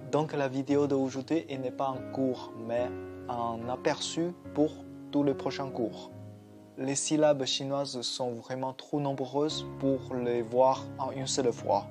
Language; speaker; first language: French; non-native, fluent; Chinese